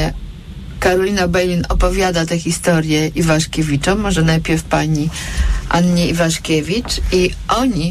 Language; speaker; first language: Polish; native; Polish